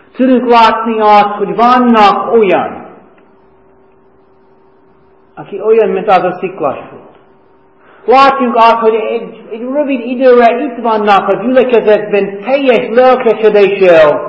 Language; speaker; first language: Hungarian; non-native, fluent; English